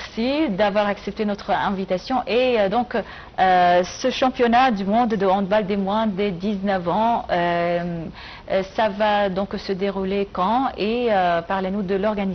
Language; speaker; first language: French; non-native, fluent; Arabic